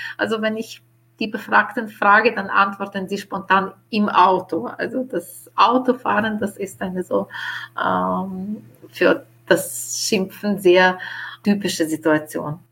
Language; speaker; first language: German; non-native, fluent; Ukrainian